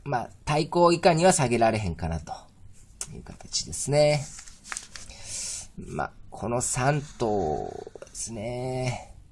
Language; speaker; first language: Japanese; native; Japanese